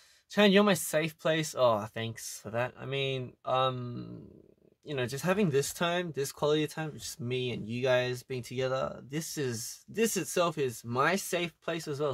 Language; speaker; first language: English; early bilingual, other home language; Korean